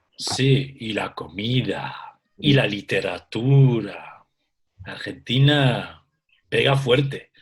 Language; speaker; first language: Spanish; early bilingual, heritage; Spanish